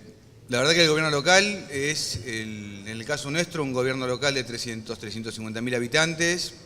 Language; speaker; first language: Spanish; native; Spanish